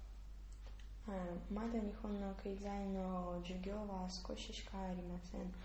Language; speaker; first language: Japanese; non-native, learner; Russian